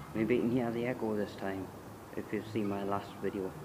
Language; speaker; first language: English; native; English